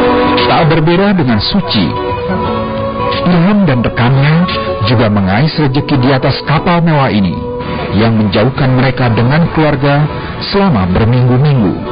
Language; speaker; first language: Indonesian; native; Indonesian